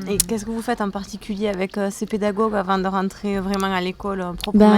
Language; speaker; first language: French; native; French